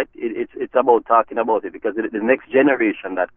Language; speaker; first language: English; non-native, local second language; Jamaican Creole English